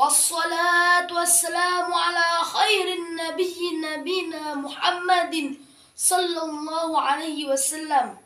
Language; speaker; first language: Arabic; non-native, learner; Indonesian